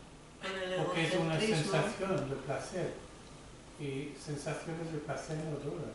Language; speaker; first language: Spanish; non-native, fluent; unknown